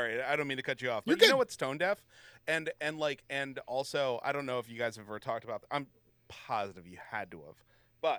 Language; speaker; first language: English; native; English